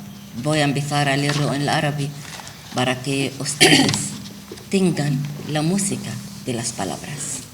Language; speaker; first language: Spanish; non-native, fluent; Arabic